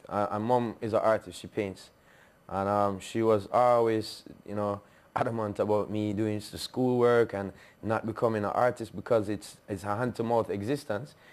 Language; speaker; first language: English; native; English